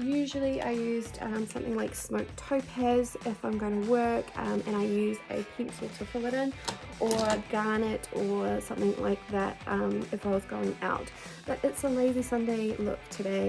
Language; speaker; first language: English; native; English